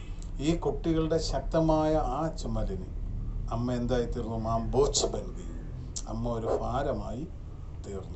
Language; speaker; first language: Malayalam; native; Malayalam